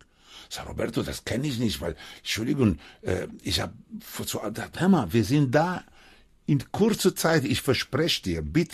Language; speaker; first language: German; non-native, fluent; Spanish